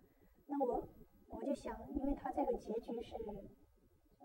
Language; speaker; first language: Chinese; native; Chinese